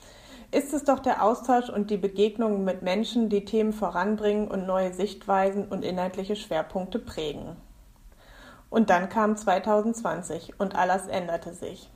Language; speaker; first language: German; native; German